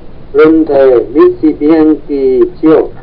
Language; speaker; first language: Korean; non-native, learner; Vietnamese